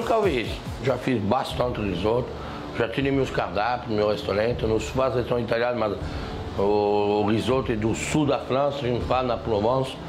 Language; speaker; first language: Portuguese; non-native, fluent; French